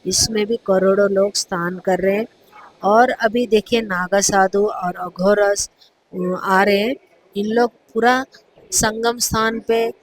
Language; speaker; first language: Hindi; non-native, local second language; Telugu